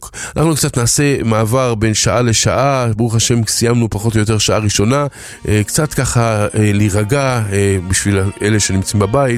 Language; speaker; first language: Hebrew; native; Hebrew